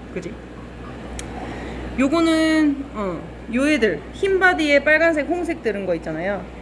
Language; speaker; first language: Korean; native; Korean